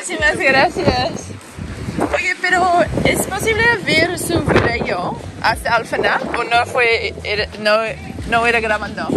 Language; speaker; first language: Spanish; non-native, learner; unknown